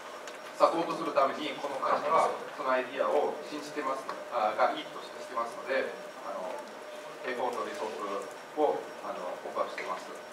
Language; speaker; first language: Japanese; non-native, fluent; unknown